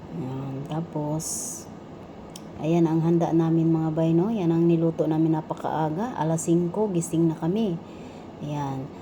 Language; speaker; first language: Filipino; non-native, local second language; Cebuano